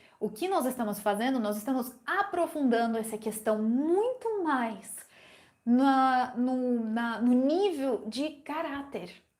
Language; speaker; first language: Portuguese; non-native, fluent; Ukrainian